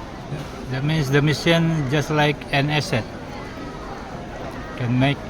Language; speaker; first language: English; non-native, learner; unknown